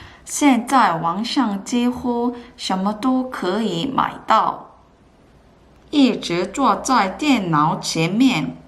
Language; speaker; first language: Chinese; non-native, learner; Korean